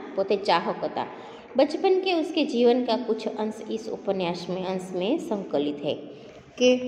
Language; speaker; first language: Hindi; non-native, local second language; Gujarati